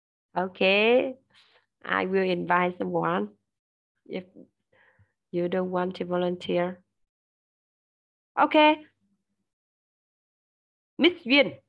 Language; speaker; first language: English; non-native, learner; Vietnamese